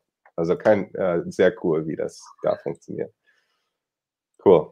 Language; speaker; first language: German; non-native, fluent; English